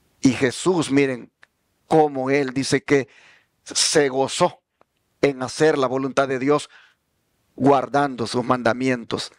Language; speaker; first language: Spanish; native; Spanish